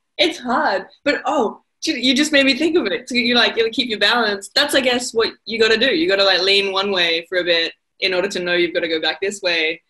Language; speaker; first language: English; native; English